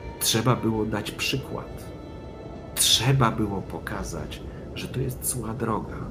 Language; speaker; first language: Polish; native; Polish